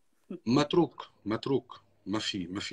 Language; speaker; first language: Arabic; native; Arabic